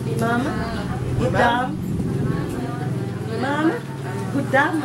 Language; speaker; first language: Arabic; non-native, learner; Tausug